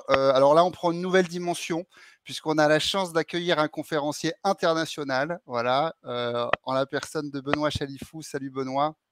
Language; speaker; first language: French; native; French